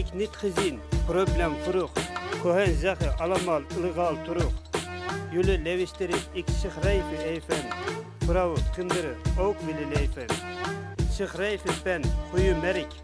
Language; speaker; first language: Dutch; non-native, learner; Turkish